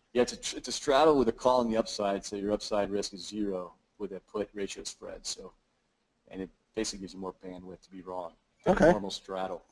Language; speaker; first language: English; native; English